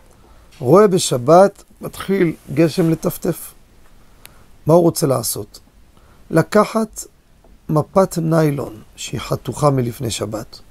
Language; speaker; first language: Hebrew; native; Hebrew